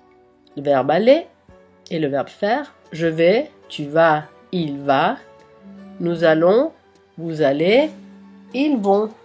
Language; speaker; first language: French; non-native, fluent; Italian